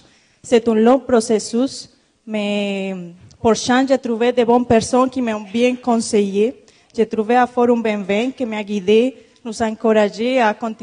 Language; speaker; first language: French; non-native, fluent; Spanish